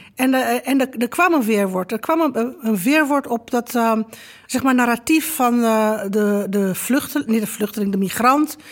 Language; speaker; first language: Dutch; non-native, fluent; Romanian